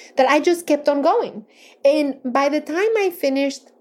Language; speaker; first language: English; non-native, fluent; Spanish